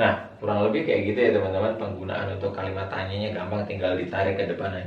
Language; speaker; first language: Indonesian; native; Indonesian